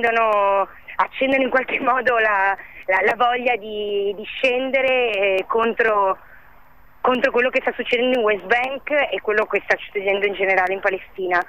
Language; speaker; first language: Italian; native; Italian